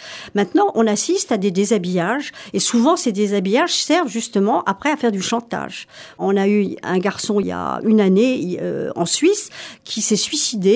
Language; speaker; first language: French; native; French